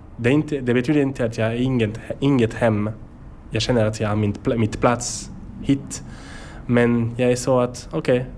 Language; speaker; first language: Swedish; non-native, learner; French